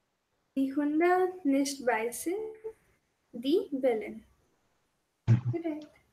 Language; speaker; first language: German; non-native, fluent; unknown